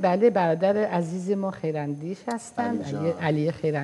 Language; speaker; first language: Persian; non-native, fluent; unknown